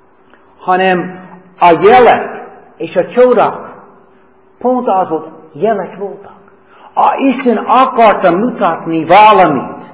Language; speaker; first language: Hungarian; non-native, fluent; English